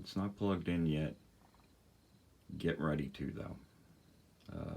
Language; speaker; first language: English; native; English